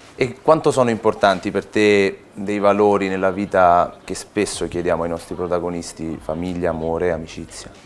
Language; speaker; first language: Italian; native; Italian